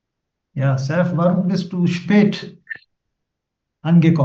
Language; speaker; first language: German; non-native, fluent; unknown